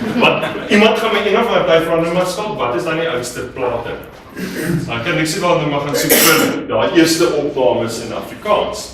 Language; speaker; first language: Afrikaans; native; Afrikaans